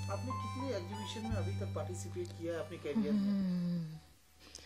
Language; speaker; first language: Hindi; native; Hindi